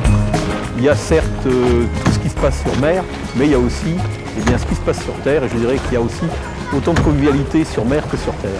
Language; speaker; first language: French; native; French